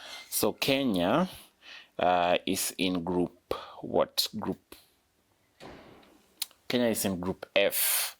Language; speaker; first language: English; non-native, local second language; Swahili